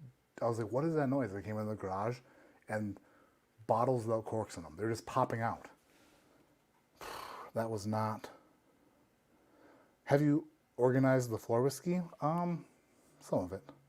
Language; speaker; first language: English; native; English